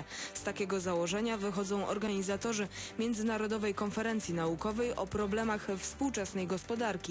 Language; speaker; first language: Polish; native; Polish